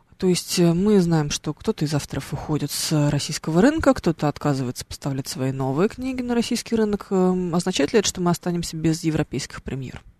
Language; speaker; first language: Russian; native; Russian